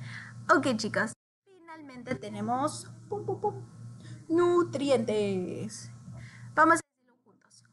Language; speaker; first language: Spanish; early bilingual, heritage; English